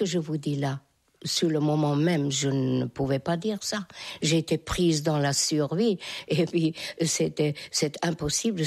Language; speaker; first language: French; non-native, fluent; Hungarian